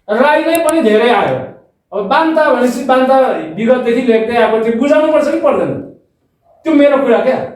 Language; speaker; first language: Nepali; non-native, local second language; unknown